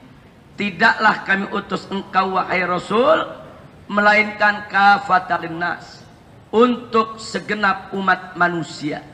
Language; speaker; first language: Indonesian; native; Indonesian